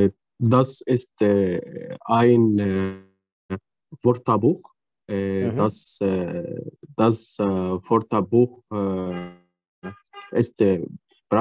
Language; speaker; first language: German; non-native, learner; Arabic